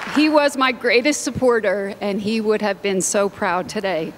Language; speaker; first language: English; native; English